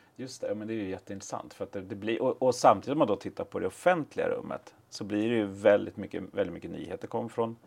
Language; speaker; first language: Swedish; native; Swedish